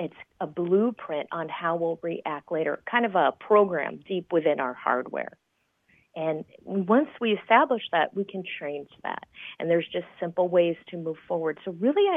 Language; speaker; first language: English; native; English